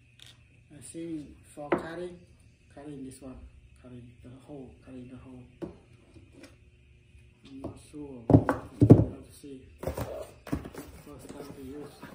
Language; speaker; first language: English; non-native, learner; Khmer